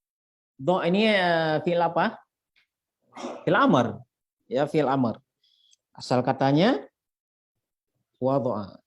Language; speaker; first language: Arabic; non-native, fluent; Indonesian